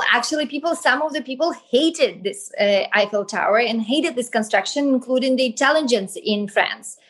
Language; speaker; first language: English; non-native, fluent; Belarusian